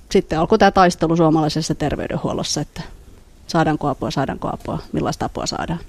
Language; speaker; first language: Finnish; early bilingual, other home language; Khmer